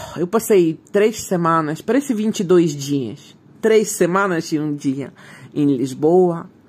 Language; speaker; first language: Portuguese; non-native, fluent; Ukrainian